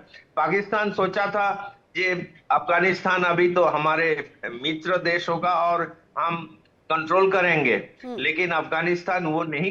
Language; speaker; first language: Hindi; non-native, local second language; Bangla